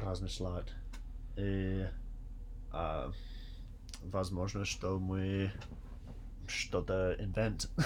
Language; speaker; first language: Russian; non-native, learner; English